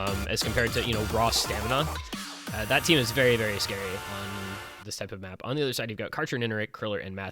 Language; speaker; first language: English; native; English